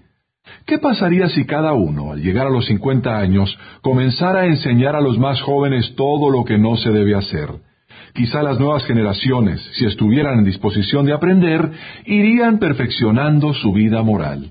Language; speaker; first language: Spanish; native; Spanish